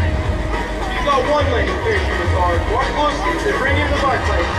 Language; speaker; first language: English; native; English